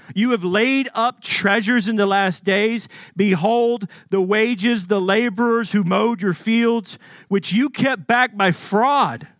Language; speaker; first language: English; native; English